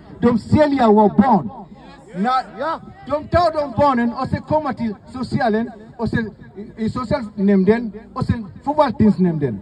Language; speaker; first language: Swedish; non-native, fluent; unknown